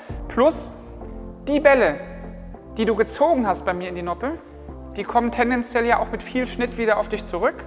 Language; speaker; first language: German; native; German